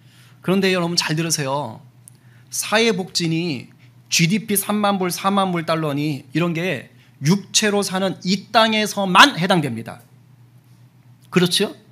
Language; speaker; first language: Korean; native; Korean